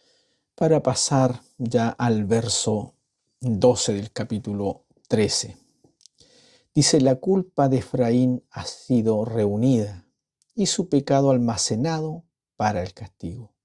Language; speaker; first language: Spanish; native; Spanish